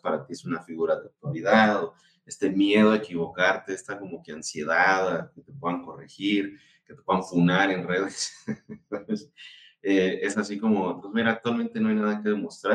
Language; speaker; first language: Spanish; native; Spanish